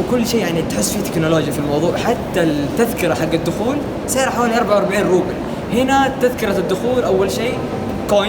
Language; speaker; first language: Arabic; native; Arabic